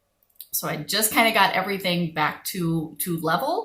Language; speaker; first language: English; native; English